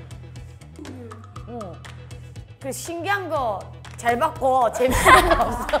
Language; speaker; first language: Korean; native; Korean